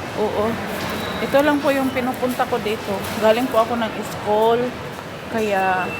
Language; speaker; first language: Filipino; native; Filipino